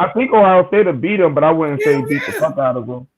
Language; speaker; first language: English; native; English